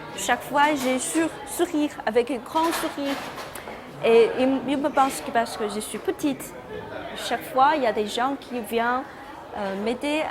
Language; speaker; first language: French; non-native, learner; Chinese